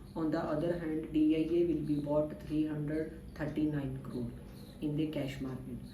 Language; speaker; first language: English; non-native, local second language; Punjabi